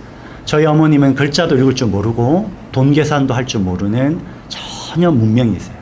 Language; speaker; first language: Korean; native; Korean